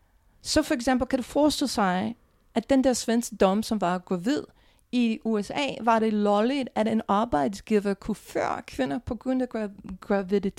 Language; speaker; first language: Danish; non-native, fluent; English